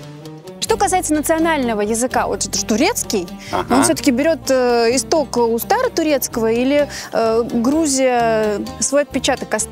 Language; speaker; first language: Russian; native; Russian